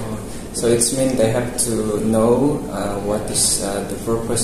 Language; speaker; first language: English; non-native, local second language; Indonesian